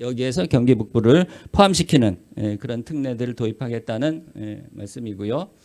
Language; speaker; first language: Korean; native; Korean